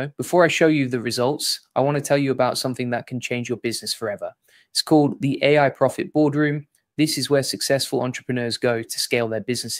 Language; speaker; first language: English; native; English